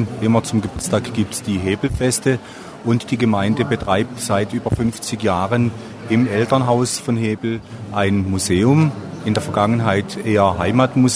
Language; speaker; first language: German; native; German